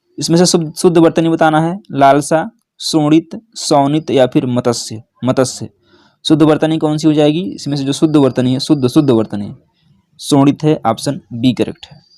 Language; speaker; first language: Hindi; native; Hindi